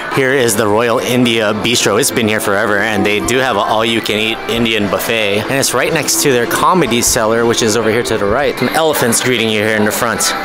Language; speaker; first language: English; native; English